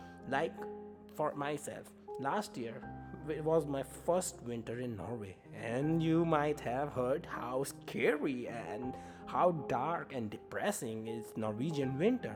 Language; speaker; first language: English; non-native, local second language; Hindi